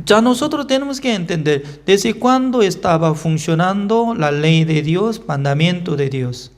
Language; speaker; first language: Spanish; non-native, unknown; Korean